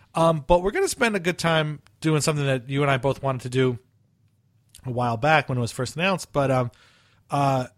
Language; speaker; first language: English; early bilingual, other home language; Italian